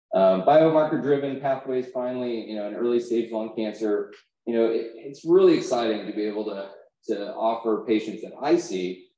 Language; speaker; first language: English; native; English